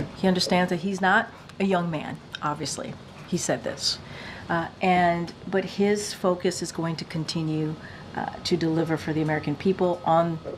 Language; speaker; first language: English; native; English